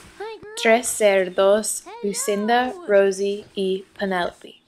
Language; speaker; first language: Spanish; non-native, learner; English